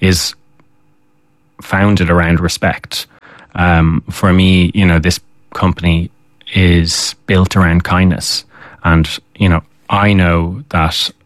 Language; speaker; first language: English; native; English